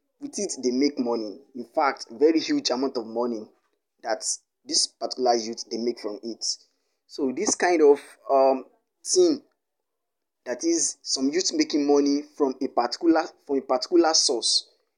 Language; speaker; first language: English; non-native, local second language; Yoruba